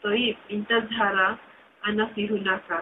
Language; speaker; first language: Arabic; non-native, learner; Malay